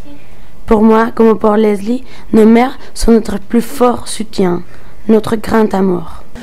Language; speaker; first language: French; non-native, fluent; Spanish